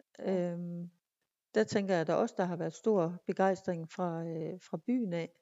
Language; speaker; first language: Danish; native; Danish